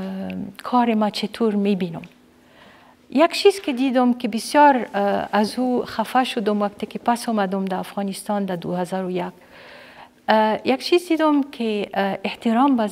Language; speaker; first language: Persian; non-native, fluent; Arabic